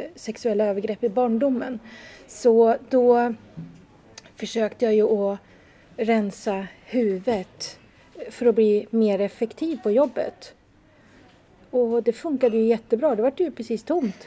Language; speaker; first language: Swedish; native; Swedish